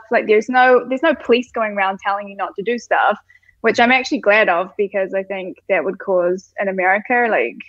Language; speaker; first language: English; native; English